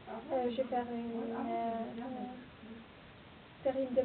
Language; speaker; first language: French; non-native, learner; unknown